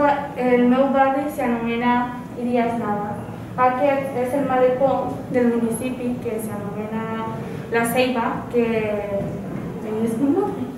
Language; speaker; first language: Catalan; non-native, learner; Spanish